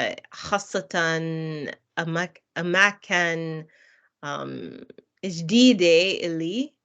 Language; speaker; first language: Arabic; non-native, learner; English